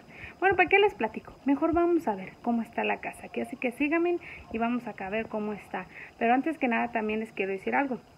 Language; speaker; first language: Spanish; native; Spanish